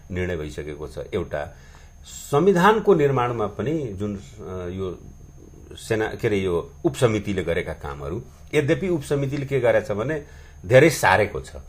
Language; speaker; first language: Nepali; non-native, local second language; Bhojpuri